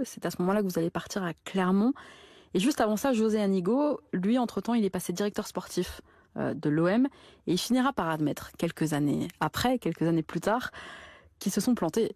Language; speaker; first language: French; native; French